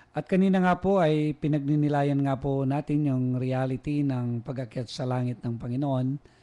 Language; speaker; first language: Filipino; non-native, local second language; Iloko